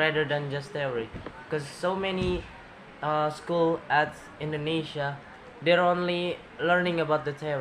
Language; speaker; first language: English; non-native, learner; Indonesian